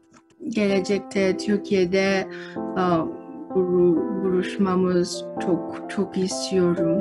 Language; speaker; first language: Turkish; non-native, fluent; Chinese